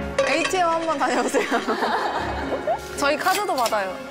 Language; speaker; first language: Korean; native; Korean